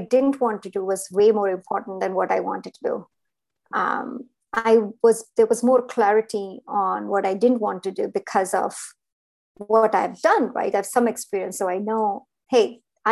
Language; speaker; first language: English; non-native, local second language; Hindi